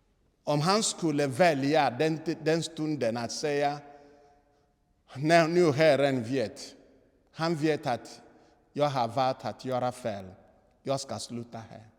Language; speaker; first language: Swedish; non-native, fluent; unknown